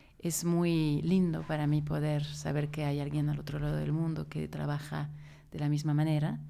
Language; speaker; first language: Spanish; non-native, fluent; French